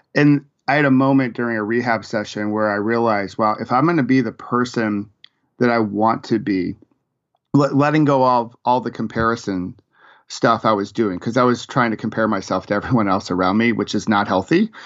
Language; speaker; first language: English; native; English